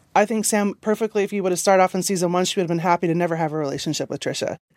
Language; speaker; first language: English; native; English